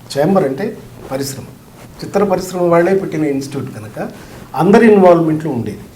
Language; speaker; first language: Telugu; native; Telugu